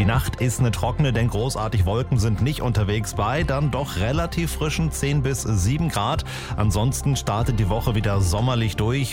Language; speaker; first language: German; native; German